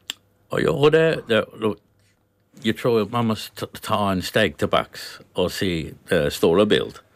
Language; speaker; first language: Swedish; non-native, learner; English